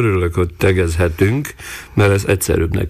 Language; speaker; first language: Hungarian; non-native, local second language; Slovak